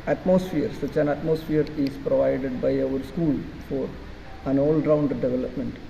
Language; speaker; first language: English; non-native, local second language; Malayalam